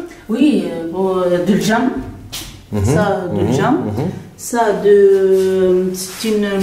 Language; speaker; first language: French; non-native, local second language; Arabic